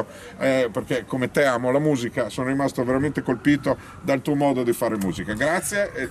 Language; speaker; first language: Italian; native; Italian